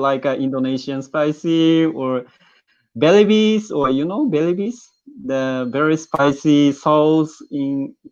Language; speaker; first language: English; non-native, learner; Japanese